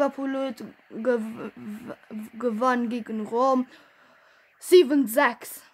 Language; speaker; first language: German; non-native, learner; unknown